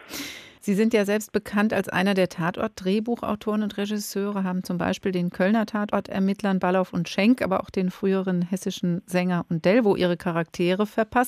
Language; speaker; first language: German; native; German